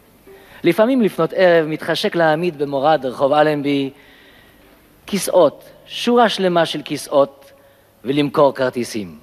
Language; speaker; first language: Hebrew; native; Hebrew